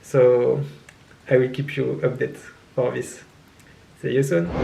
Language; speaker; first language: English; non-native, learner; French